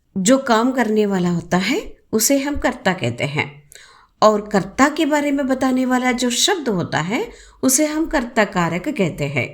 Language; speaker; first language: Hindi; non-native, local second language; Telugu